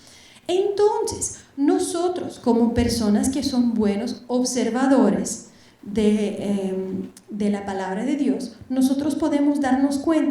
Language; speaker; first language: Spanish; non-native, fluent; Bulgarian